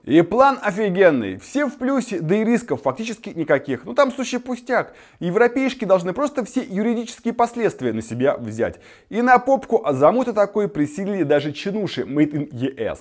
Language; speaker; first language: Russian; native; Russian